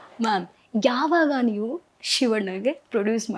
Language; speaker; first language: Kannada; native; Kannada